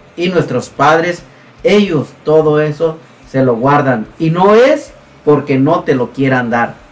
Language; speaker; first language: Spanish; native; Spanish